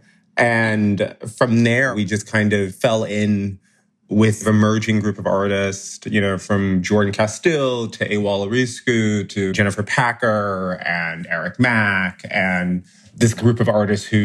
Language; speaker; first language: English; native; English